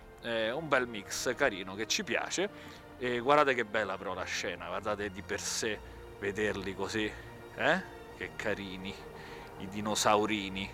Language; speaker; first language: Italian; native; Italian